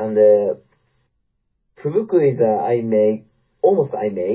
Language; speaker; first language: English; non-native, learner; Japanese